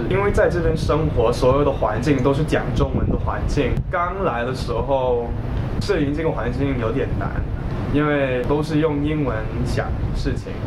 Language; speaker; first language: Chinese; non-native, fluent; English